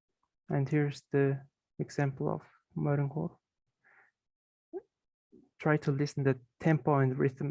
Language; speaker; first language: English; non-native, fluent; Mongolian